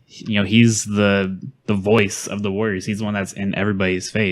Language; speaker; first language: English; native; English